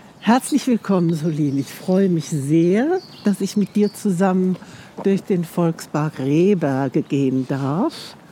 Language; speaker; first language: German; native; German